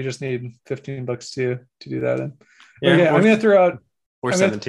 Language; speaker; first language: English; native; English